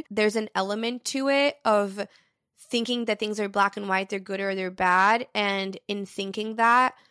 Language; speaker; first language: English; early bilingual, other home language; Portuguese